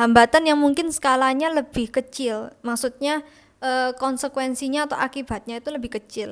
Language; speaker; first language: Indonesian; native; Indonesian